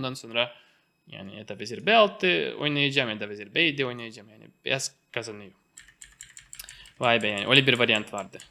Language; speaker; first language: Turkish; non-native, fluent; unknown